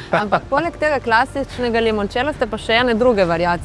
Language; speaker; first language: Slovenian; native; Slovenian